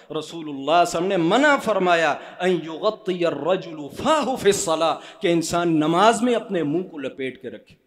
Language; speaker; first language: Urdu; non-native, local second language; Punjabi